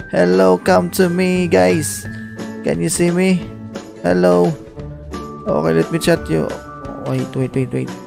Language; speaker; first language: English; non-native, local second language; Cebuano